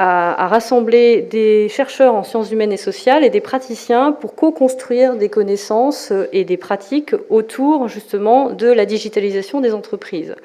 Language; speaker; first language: French; native; French